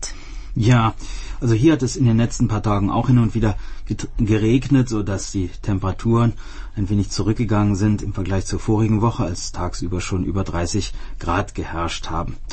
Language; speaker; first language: German; native; German